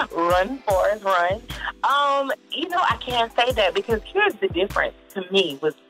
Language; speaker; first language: English; native; English